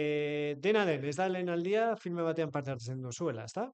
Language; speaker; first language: Basque; native; Basque